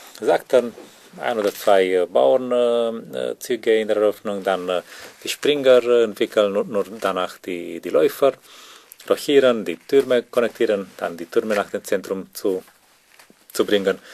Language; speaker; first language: German; non-native, learner; Romanian